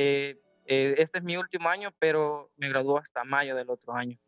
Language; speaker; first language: Spanish; native; Spanish